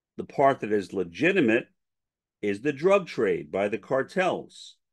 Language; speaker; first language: English; native; English